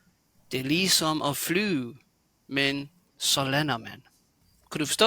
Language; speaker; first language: Danish; native; Danish